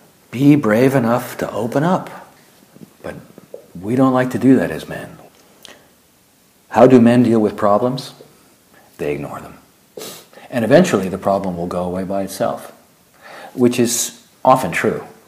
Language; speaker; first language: English; early bilingual, other home language; German